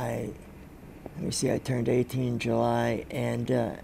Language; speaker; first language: English; native; English